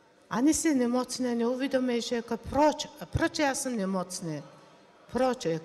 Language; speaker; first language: Czech; non-native, learner; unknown